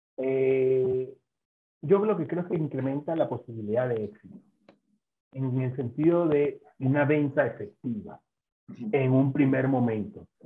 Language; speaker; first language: Spanish; native; Spanish